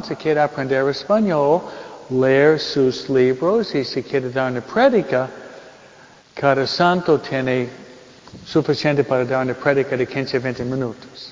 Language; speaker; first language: Spanish; non-native, fluent; English